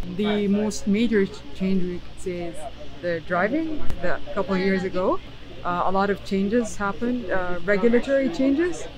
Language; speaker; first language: English; non-native, fluent; Arabic